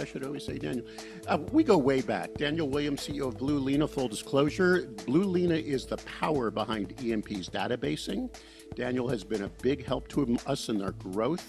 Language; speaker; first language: English; native; English